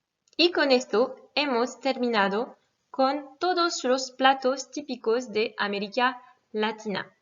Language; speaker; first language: Spanish; non-native, fluent; French